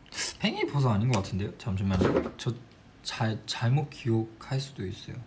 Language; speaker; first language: Korean; non-native, fluent; Chinese